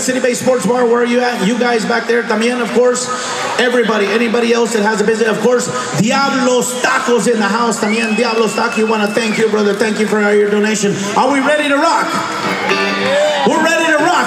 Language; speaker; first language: English; early bilingual, other home language; Spanish